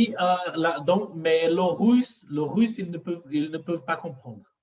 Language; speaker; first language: French; non-native, fluent; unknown